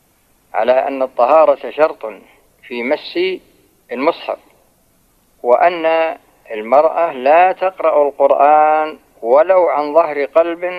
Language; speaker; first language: Arabic; native; Arabic